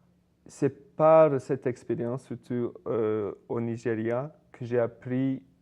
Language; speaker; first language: French; non-native, fluent; English